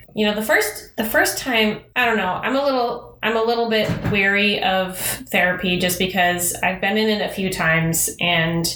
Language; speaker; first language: English; native; English